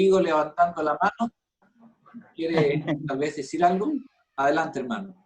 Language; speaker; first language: Spanish; native; Spanish